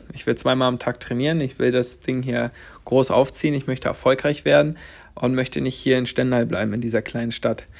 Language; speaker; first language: German; native; German